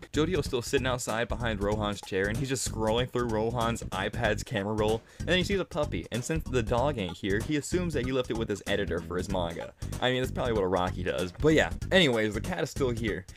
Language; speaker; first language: English; native; English